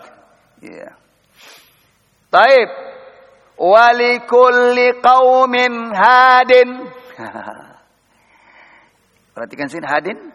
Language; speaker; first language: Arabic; non-native, fluent; Indonesian